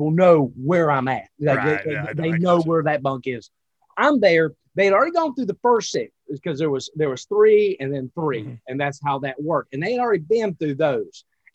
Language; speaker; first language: English; native; English